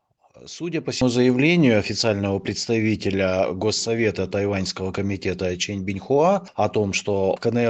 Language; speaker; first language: Russian; native; Russian